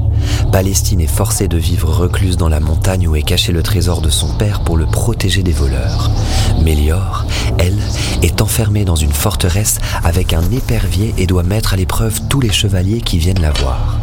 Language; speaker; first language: French; native; French